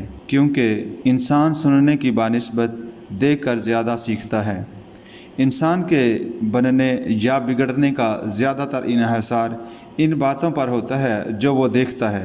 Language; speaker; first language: Urdu; native; Urdu